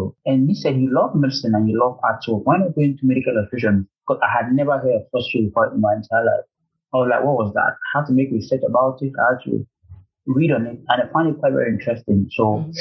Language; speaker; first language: English; non-native, local second language; Igbo